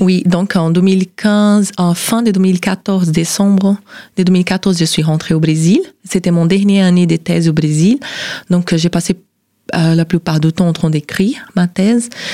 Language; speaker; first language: French; non-native, fluent; Portuguese